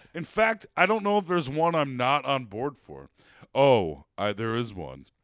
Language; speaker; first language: English; native; English